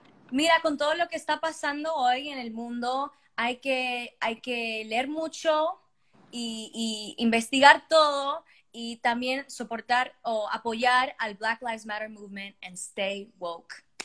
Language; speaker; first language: Spanish; early bilingual, heritage; Spanish